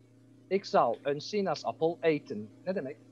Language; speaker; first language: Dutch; non-native, fluent; Turkish